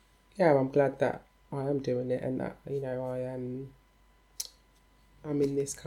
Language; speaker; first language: English; native; English